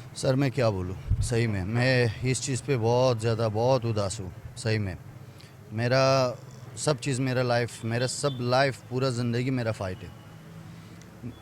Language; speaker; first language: Hindi; non-native, fluent; Persian